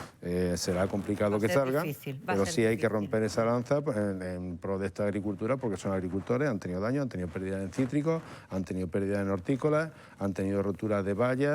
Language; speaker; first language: Spanish; native; Spanish